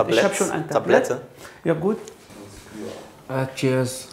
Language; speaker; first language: German; non-native, fluent; Arabic